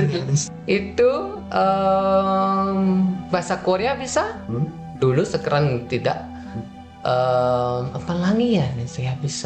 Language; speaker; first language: Indonesian; non-native, fluent; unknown